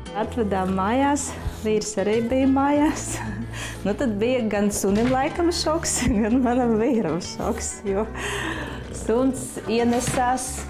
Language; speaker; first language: Latvian; non-native, local second language; Russian